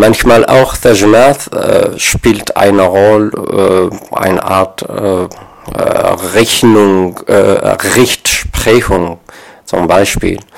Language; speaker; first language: German; non-native, learner; Kabyle